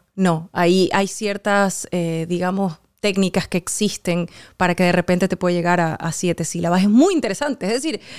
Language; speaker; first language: Spanish; native; Spanish